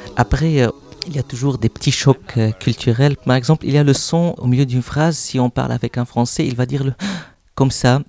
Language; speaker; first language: French; non-native, local second language; Arabic